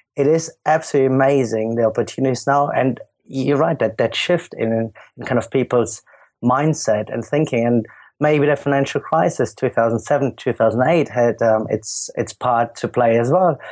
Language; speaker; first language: English; non-native, fluent; German